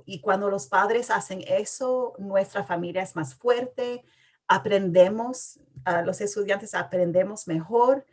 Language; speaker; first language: Spanish; early bilingual, heritage; English